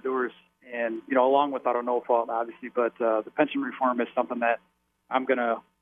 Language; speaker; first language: English; native; English